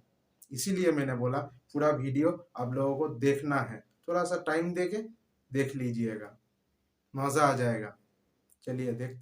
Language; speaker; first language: Hindi; non-native, local second language; Bangla